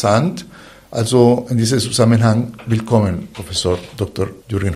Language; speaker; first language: German; non-native, fluent; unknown